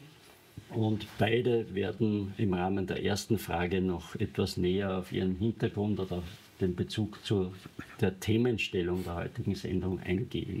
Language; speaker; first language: German; native; German